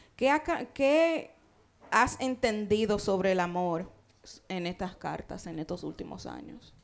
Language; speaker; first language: Spanish; early bilingual, heritage; Spanish